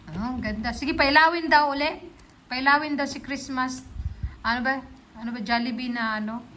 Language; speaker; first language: Filipino; non-native, local second language; Cebuano